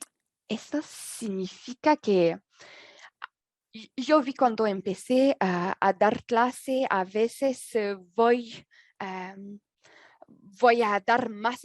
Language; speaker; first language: Spanish; non-native, learner; French